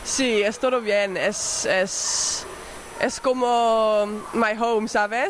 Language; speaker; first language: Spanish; non-native, learner; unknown